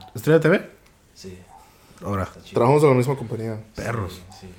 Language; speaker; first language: Spanish; early bilingual, heritage; Spanish